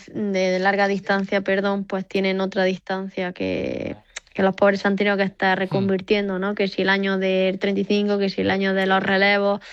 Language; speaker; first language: Spanish; native; Spanish